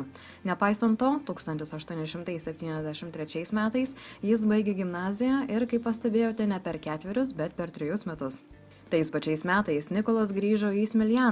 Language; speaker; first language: Lithuanian; native; Lithuanian